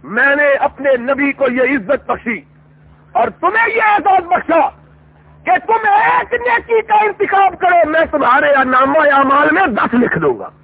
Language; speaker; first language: Urdu; non-native, local second language; Punjabi